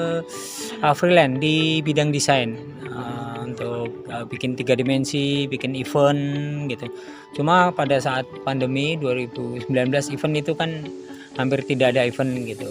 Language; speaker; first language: Indonesian; native; Indonesian